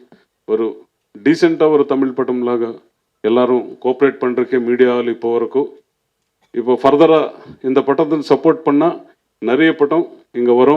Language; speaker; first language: Tamil; non-native, learner; Telugu